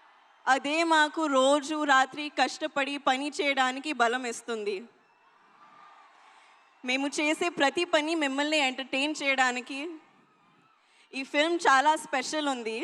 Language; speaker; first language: Telugu; non-native, learner; Hindi